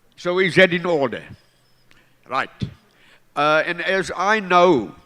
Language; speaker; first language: English; non-native, local second language; Afrikaans